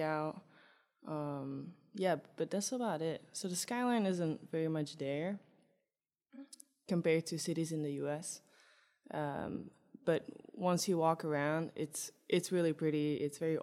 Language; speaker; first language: English; non-native, fluent; Dutch